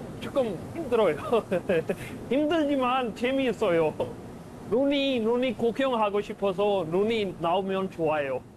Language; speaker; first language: Korean; non-native, learner; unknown